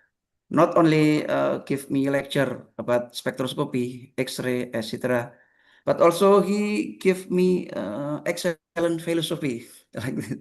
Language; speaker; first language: English; non-native, learner; Indonesian